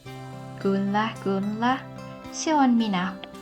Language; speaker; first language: Finnish; non-native, learner; Thai